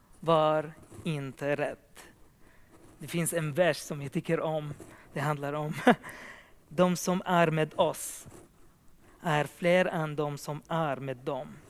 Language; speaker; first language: Swedish; non-native, fluent; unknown